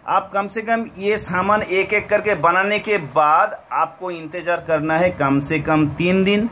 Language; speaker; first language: Hindi; non-native, local second language; Bangla